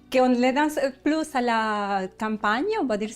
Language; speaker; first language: French; non-native, learner; Spanish